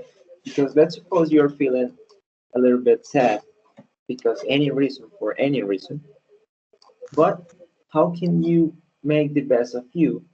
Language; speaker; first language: English; non-native, fluent; Spanish